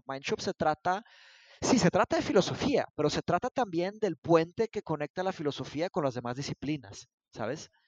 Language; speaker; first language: Spanish; early bilingual, other home language; Portuguese